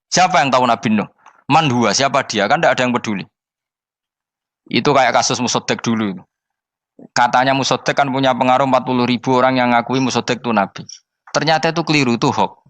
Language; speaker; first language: Indonesian; native; Indonesian